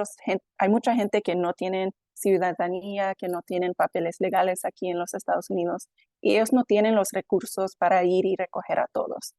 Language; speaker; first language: Spanish; non-native, fluent; English